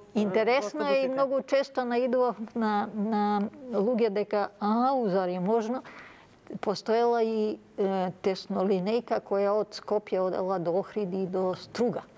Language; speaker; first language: Macedonian; early bilingual, other home language; Serbian